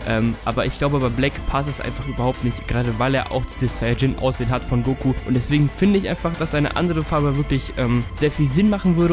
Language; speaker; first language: German; native; German